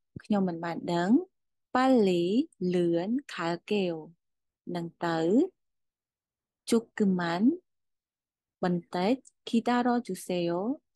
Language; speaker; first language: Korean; non-native, fluent; Khmer